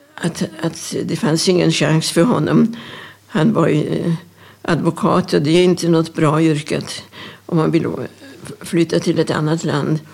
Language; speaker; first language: Swedish; early bilingual, other home language; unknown